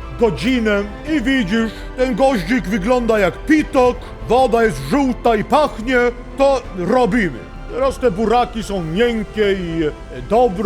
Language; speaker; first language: Polish; non-native, learner; Swedish